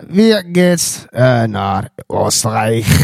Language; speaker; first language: German; non-native, learner; Dutch